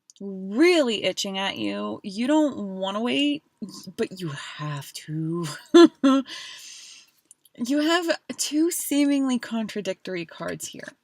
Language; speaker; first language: English; native; English